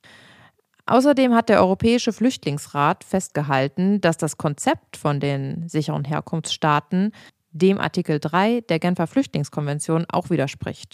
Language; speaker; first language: German; native; German